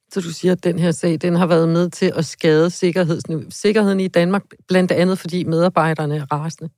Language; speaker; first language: Danish; native; Danish